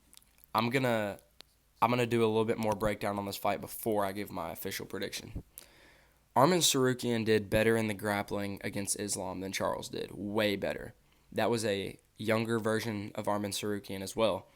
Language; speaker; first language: English; native; English